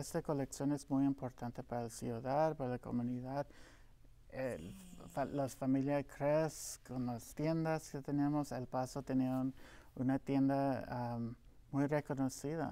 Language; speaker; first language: Spanish; non-native, local second language; English